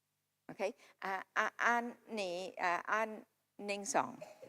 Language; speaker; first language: Thai; non-native, local second language; Akha